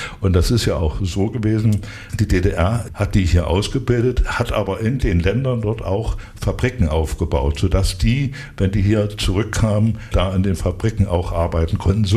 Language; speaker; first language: German; native; German